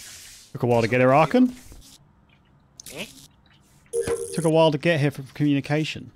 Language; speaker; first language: English; native; English